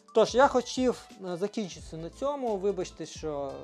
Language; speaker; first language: Ukrainian; non-native, fluent; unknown